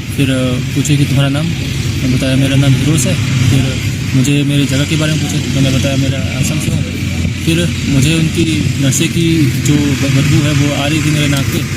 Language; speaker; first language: Hindi; non-native, local second language; Assamese